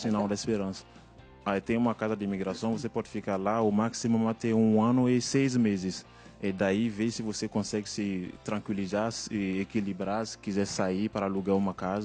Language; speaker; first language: Portuguese; non-native, fluent; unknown